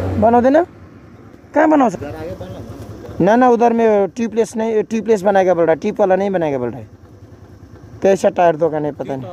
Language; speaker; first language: Hindi; non-native, learner; Nepali